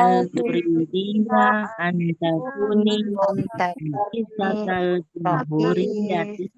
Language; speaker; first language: Arabic; non-native, learner; Indonesian